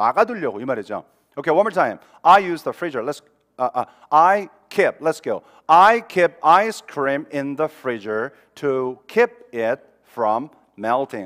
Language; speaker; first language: English; non-native, fluent; Korean